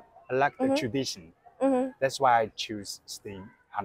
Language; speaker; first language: English; non-native, learner; Chinese